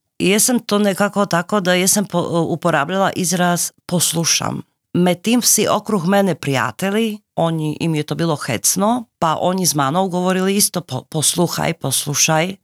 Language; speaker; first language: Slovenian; non-native, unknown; Slovak